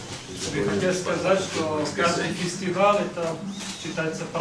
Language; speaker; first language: Russian; non-native, learner; Hungarian